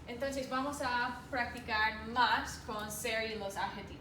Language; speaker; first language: Spanish; non-native, fluent; English